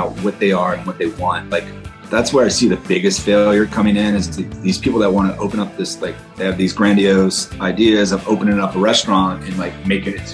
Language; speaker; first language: English; native; English